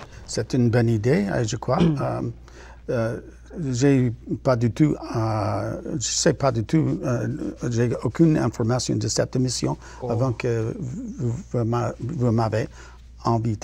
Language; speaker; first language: French; non-native, learner; English